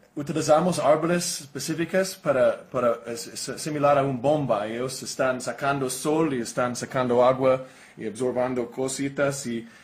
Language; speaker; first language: Spanish; non-native, learner; English